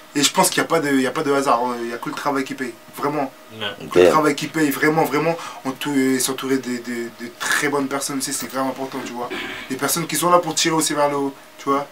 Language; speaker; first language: French; native; French